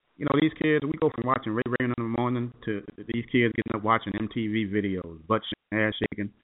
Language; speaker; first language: English; native; English